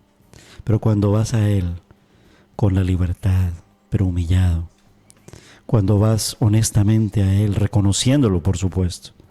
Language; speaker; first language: Spanish; native; Spanish